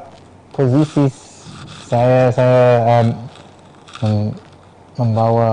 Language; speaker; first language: Indonesian; non-native, fluent; English